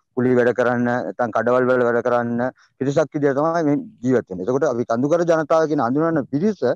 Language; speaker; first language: Sinhala; non-native, local second language; Tamil